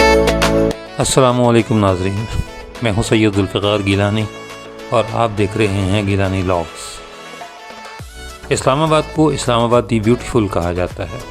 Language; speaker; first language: Urdu; native; Urdu